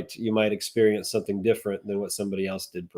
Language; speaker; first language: English; native; English